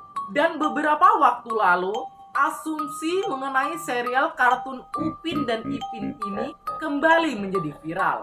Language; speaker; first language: Indonesian; native; Indonesian